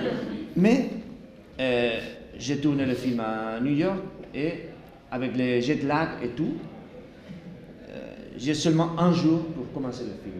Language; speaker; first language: French; non-native, learner; Spanish